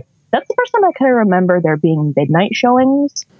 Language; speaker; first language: English; native; English